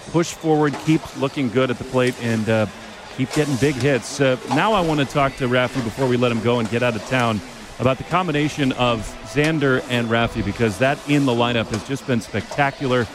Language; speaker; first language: English; native; English